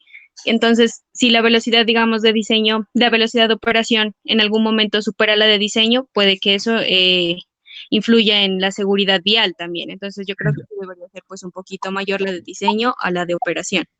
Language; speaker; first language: Spanish; native; Spanish